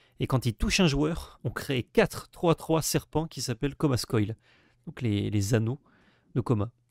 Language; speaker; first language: French; native; French